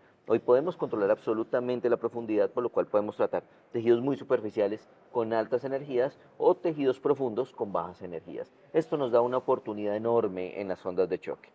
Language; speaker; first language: Spanish; native; Spanish